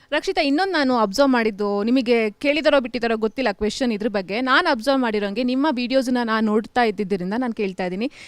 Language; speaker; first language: Kannada; native; Kannada